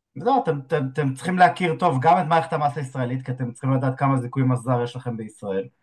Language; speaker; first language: Hebrew; native; Hebrew